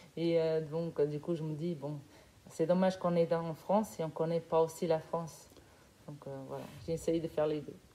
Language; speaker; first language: French; non-native, fluent; Portuguese